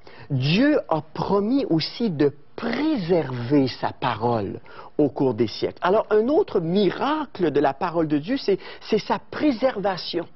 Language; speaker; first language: French; native; French